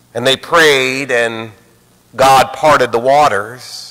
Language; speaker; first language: English; native; English